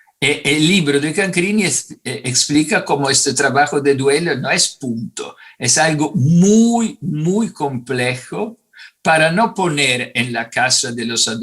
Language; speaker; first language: Spanish; non-native, fluent; Italian